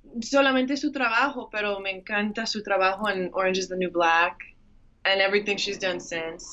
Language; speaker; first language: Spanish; early bilingual, heritage; English